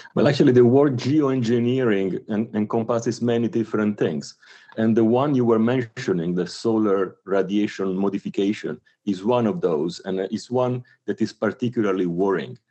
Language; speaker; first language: English; non-native, fluent; Italian